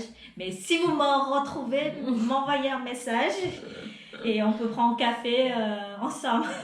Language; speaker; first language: French; non-native, fluent; Vietnamese